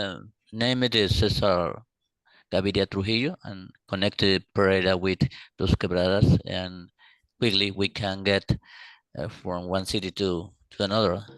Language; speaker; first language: English; non-native, learner; Spanish